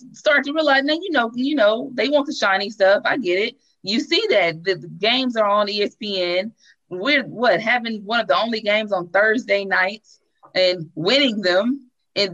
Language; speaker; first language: English; native; English